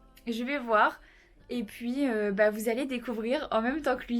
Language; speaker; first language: French; native; French